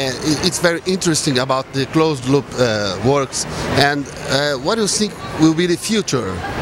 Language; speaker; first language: English; non-native, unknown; Portuguese